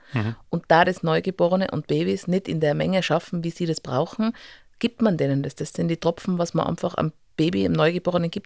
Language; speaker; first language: German; native; German